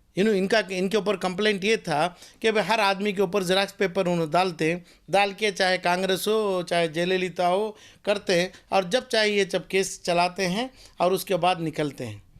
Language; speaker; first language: Hindi; non-native, local second language; Urdu